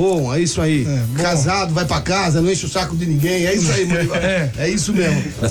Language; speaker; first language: Portuguese; native; Portuguese